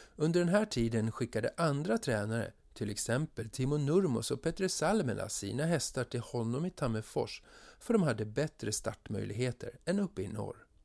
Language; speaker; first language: Swedish; native; Swedish